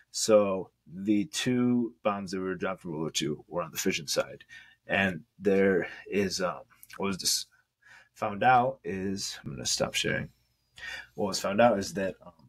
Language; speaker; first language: English; native; English